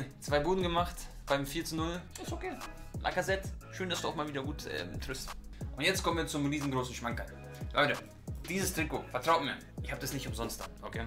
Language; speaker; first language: German; native; German